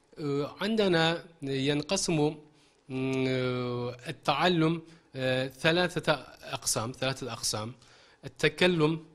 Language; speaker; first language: Arabic; non-native, fluent; Turkish